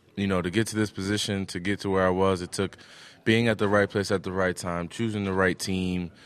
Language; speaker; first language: English; early bilingual, other home language; Spanish